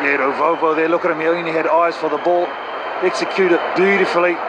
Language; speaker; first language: English; native; English